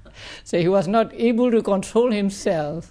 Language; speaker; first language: English; non-native, fluent; Burmese